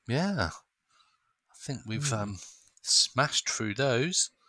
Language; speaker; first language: English; native; English